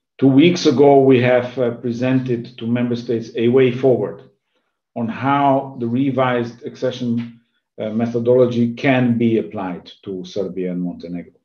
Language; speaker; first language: English; non-native, fluent; Hungarian